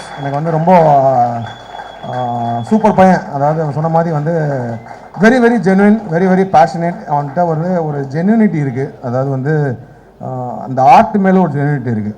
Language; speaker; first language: Tamil; native; Tamil